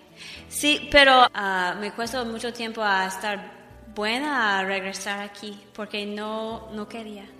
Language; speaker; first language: Spanish; non-native, fluent; English